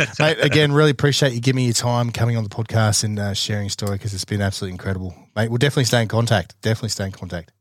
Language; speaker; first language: English; native; English